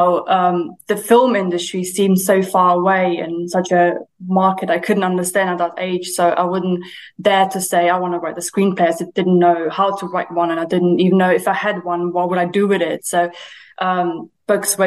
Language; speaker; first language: English; early bilingual, other home language; German